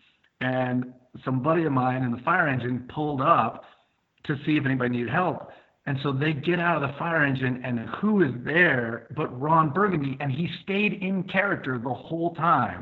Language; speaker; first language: English; native; English